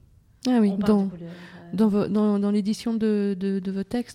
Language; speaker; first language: French; native; French